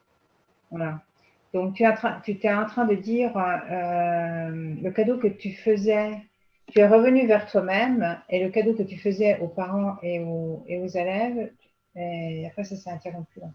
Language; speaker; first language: French; native; French